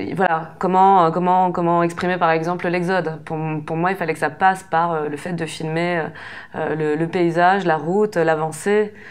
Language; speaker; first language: French; native; French